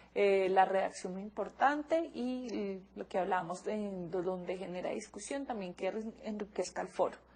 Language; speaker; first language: Spanish; native; Spanish